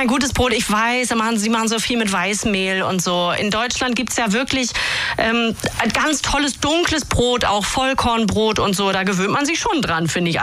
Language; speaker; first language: German; native; German